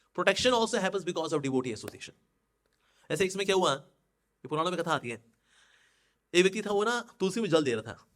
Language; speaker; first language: Hindi; native; Hindi